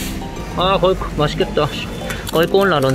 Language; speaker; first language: Vietnamese; non-native, learner; Korean